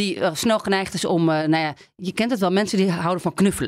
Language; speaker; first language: Dutch; native; Dutch